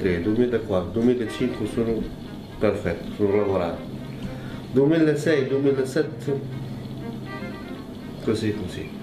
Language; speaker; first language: Italian; non-native, learner; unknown